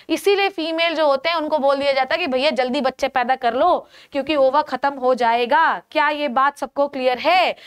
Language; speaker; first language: Hindi; native; Hindi